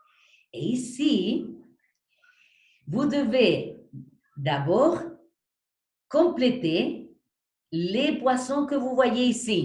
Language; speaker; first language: French; non-native, fluent; Spanish